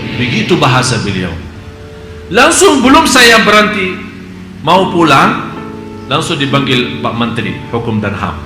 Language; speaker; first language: Indonesian; non-native, fluent; Arabic